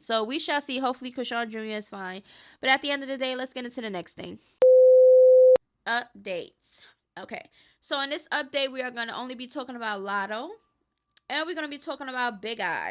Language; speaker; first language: English; native; English